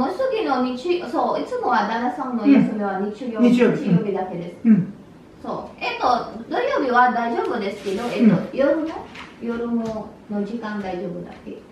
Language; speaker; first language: Japanese; non-native, learner; Filipino